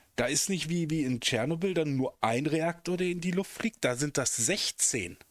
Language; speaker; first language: German; native; German